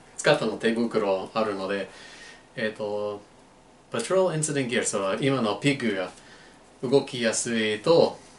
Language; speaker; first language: Japanese; non-native, learner; English